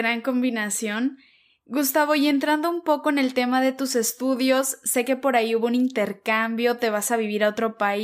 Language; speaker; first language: Spanish; native; Spanish